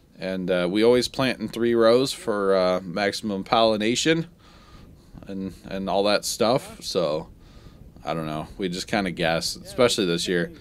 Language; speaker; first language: English; native; English